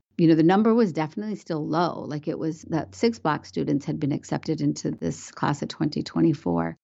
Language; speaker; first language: English; early bilingual, other home language; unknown